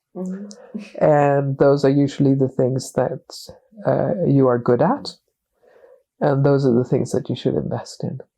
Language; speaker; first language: English; non-native, fluent; Swedish